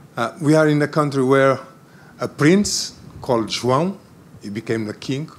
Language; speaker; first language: English; non-native, fluent; Portuguese